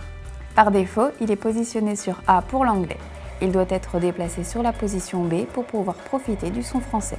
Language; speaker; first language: French; native; French